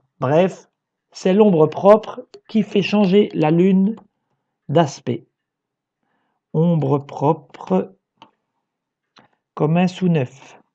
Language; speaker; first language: French; native; French